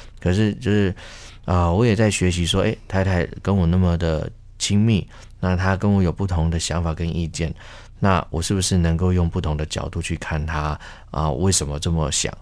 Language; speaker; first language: Chinese; native; Chinese